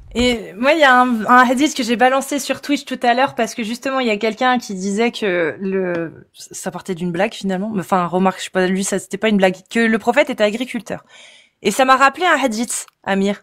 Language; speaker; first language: French; native; French